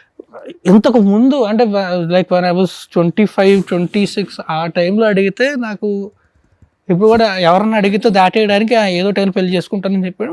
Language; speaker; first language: Telugu; native; Telugu